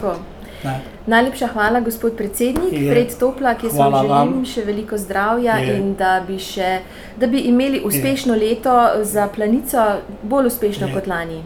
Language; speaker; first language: Slovenian; native; Slovenian